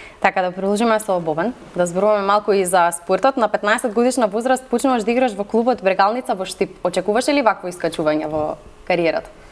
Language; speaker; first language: Macedonian; native; Macedonian